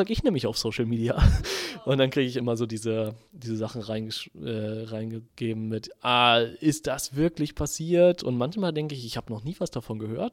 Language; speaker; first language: German; native; German